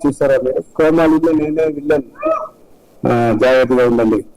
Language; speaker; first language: Telugu; non-native, learner; Tamil